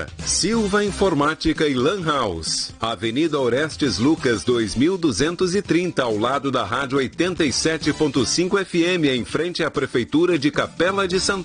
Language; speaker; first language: Portuguese; native; Portuguese